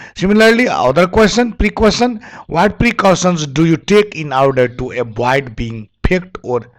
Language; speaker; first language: English; non-native, local second language; Nepali